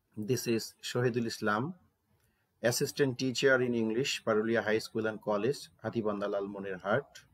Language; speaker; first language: English; non-native, local second language; Bangla